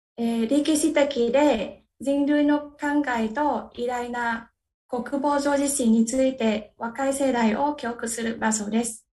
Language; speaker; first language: Japanese; non-native, learner; Vietnamese